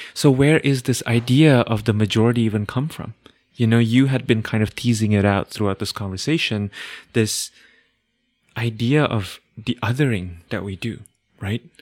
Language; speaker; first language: English; non-native, fluent; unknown